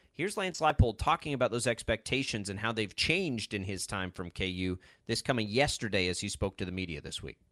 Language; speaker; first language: English; native; English